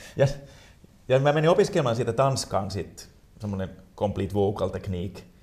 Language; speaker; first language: Finnish; non-native, local second language; Swedish